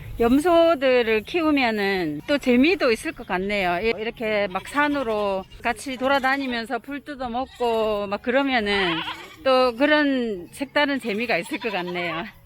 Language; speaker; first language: Korean; native; Korean